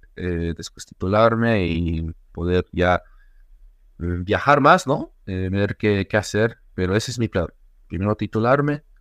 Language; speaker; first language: Spanish; native; Spanish